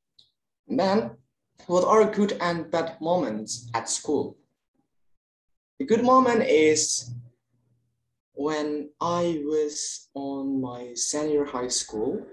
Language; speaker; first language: English; non-native, fluent; Indonesian